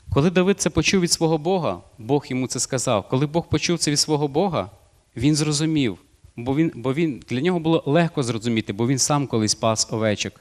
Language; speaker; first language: Ukrainian; non-native, local second language; Russian